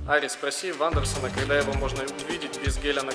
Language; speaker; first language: Russian; native; Russian